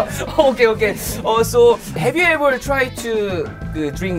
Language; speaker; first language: English; non-native, learner; Korean